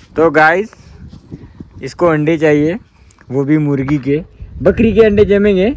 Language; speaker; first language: Hindi; non-native, local second language; Marathi